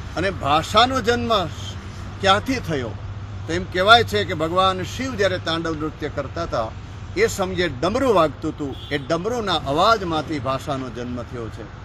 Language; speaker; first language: Gujarati; native; Gujarati